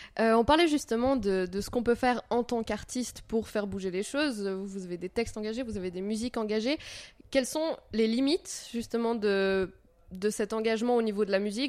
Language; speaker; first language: French; native; French